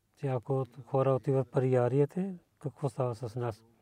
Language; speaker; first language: Bulgarian; non-native, learner; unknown